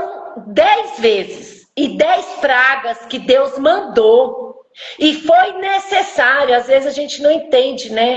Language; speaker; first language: Portuguese; native; Portuguese